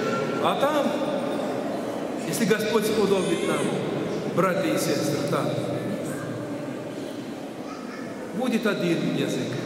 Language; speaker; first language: Russian; non-native, local second language; Ukrainian